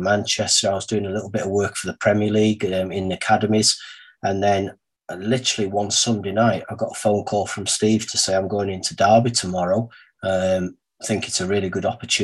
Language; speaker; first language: English; native; English